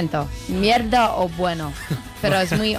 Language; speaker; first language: Spanish; non-native, learner; English